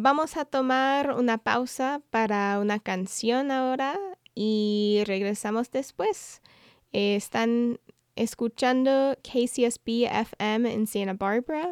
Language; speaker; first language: Spanish; non-native, fluent; English